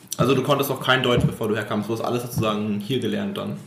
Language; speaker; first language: German; native; German